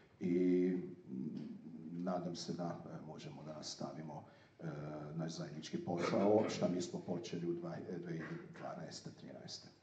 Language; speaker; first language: Serbian; non-native, fluent; Hungarian